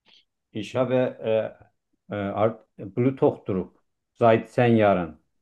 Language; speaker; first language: German; non-native, learner; Turkish